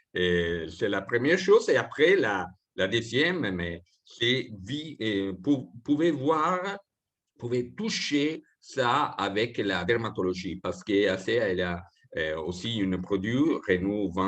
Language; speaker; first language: French; non-native, fluent; Italian